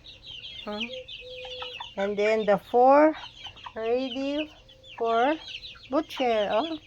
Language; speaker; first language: English; non-native, learner; Filipino